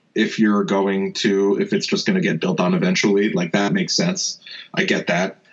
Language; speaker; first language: English; native; English